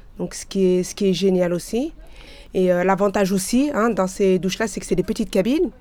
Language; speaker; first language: French; early bilingual, other home language; Arabic